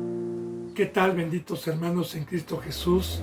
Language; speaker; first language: Spanish; native; Spanish